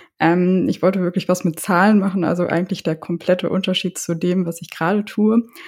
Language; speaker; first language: German; early bilingual, other home language; Polish